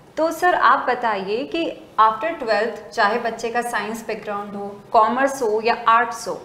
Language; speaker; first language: Hindi; native; Hindi